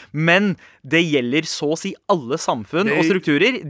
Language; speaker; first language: Norwegian; early bilingual, other home language; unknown